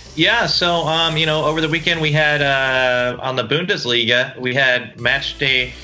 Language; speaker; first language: English; native; English